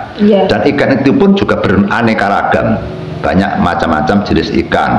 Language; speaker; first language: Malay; non-native, local second language; Javanese